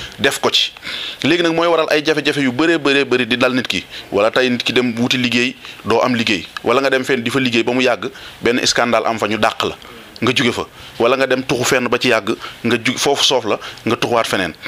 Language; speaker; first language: Wolof; non-native, local second language; Serer